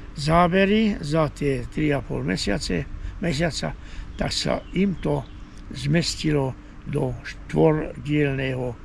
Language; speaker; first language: Slovak; non-native, local second language; Hungarian